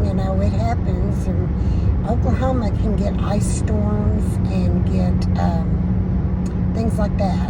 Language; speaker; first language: English; native; English